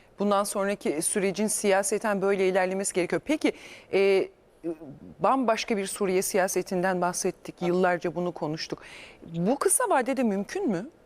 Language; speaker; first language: Turkish; native; Turkish